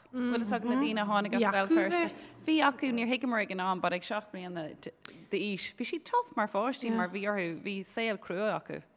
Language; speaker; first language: Irish; native; Irish